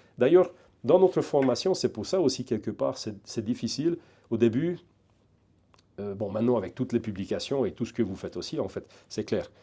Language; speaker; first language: French; non-native, fluent; Hungarian